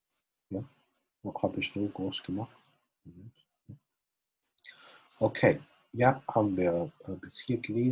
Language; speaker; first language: German; non-native, fluent; Chinese